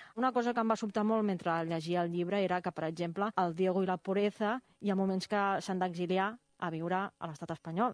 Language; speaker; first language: Catalan; native; Catalan